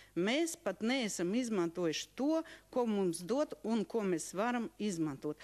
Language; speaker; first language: Latvian; non-native, local second language; Russian